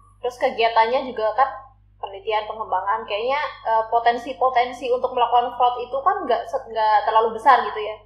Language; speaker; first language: Indonesian; native; Indonesian